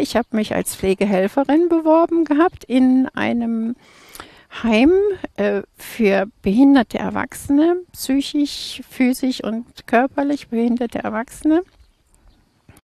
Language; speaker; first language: German; native; German